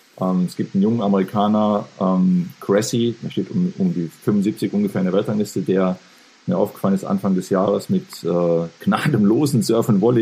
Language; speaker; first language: German; native; German